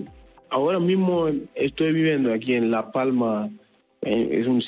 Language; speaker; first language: Spanish; non-native, learner; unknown